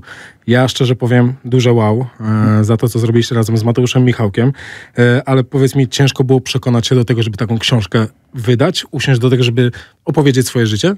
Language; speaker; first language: Polish; native; Polish